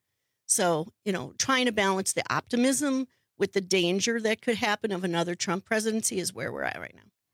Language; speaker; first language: English; native; English